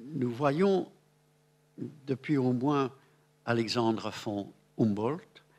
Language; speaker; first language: French; non-native, fluent; English